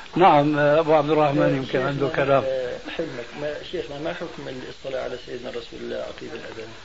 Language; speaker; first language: Arabic; early bilingual, other home language; Albanian